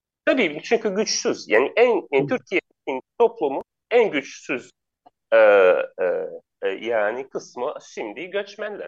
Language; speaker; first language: Turkish; non-native, learner; Arabic